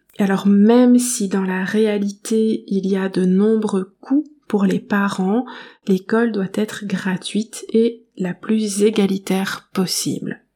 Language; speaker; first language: French; native; French